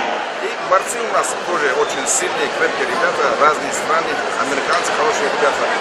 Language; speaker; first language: Russian; non-native, local second language; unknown